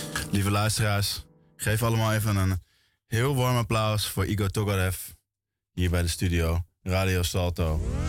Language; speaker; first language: Dutch; native; Dutch